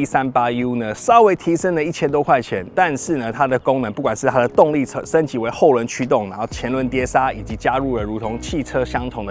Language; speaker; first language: Chinese; native; Chinese